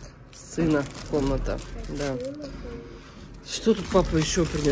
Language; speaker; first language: Russian; native; Russian